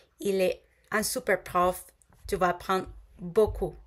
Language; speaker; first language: French; non-native, fluent; Spanish